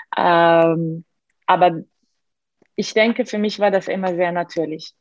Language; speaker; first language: German; non-native, fluent; Arabic